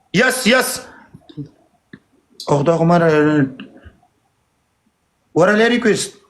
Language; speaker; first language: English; non-native, learner; Pashto